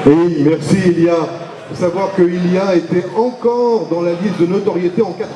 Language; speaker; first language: French; native; French